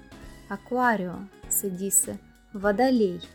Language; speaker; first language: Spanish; non-native, fluent; Russian